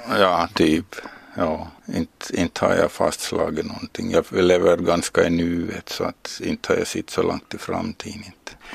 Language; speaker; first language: Swedish; native; Swedish